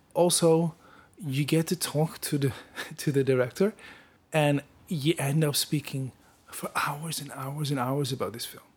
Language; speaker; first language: English; non-native, fluent; Dutch